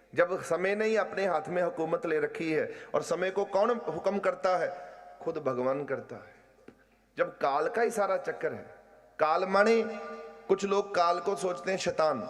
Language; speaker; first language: Hindi; non-native, local second language; Punjabi